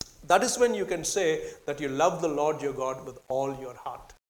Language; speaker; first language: English; non-native, local second language; Tamil